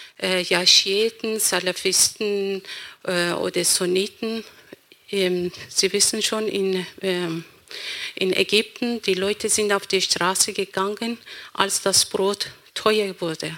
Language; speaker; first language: German; non-native, fluent; Persian